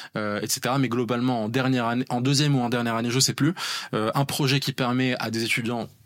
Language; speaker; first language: French; non-native, local second language; Arabic